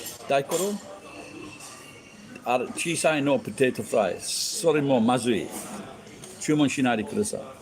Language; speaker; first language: Japanese; non-native, learner; English